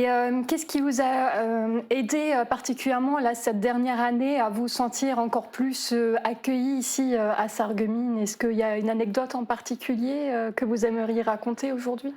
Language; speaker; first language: French; native; French